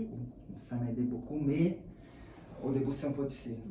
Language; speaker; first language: French; non-native, learner; Portuguese